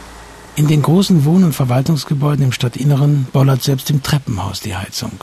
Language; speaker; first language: German; native; German